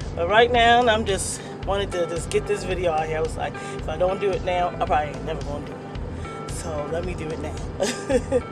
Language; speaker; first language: English; native; English